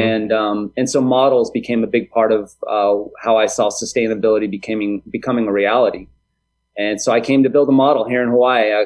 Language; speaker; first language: English; native; English